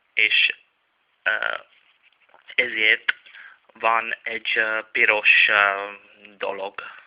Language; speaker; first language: Hungarian; non-native, learner; Czech